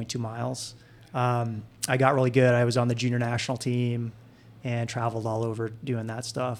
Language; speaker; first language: English; native; English